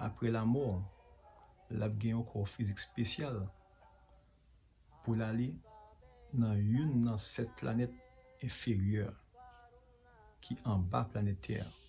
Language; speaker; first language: French; non-native, local second language; Haitian Creole